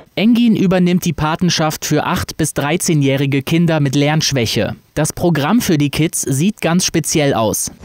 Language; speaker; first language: German; native; German